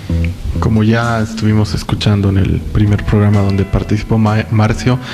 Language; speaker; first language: Spanish; native; Spanish